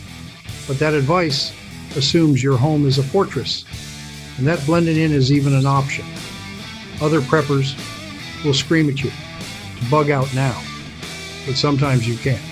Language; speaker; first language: English; native; English